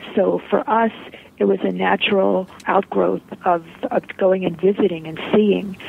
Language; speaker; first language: English; early bilingual, heritage; Polish